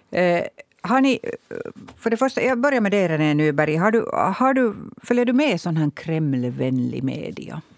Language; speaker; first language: Swedish; native; Swedish